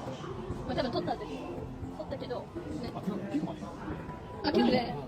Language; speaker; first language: Japanese; non-native, learner; English